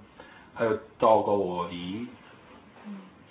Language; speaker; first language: Chinese; native; Chinese